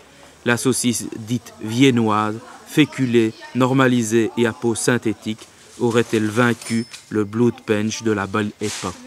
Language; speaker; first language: French; native; French